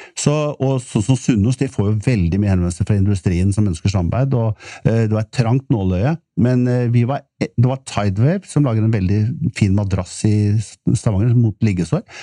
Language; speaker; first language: Norwegian; native; Norwegian